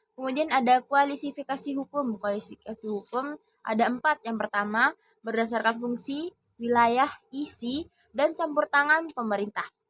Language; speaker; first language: Indonesian; non-native, local second language; Madurese